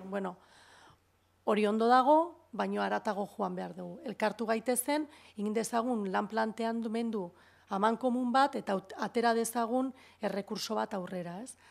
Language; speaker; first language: Basque; native; Basque